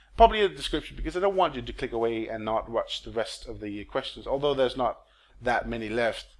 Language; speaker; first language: English; non-native, fluent; Danish